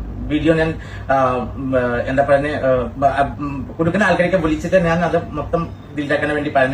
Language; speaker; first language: Malayalam; non-native, fluent; Assamese